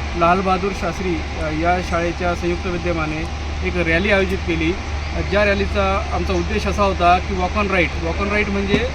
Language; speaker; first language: Marathi; native; Marathi